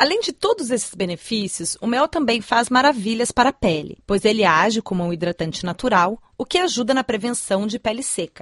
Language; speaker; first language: Portuguese; native; Portuguese